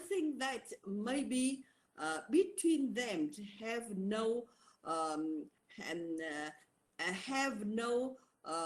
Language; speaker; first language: English; non-native, learner; Vietnamese